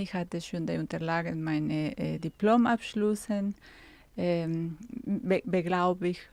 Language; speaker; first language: German; non-native, fluent; Spanish